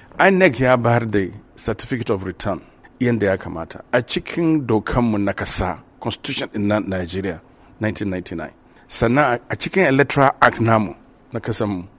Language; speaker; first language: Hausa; non-native, local second language; Yoruba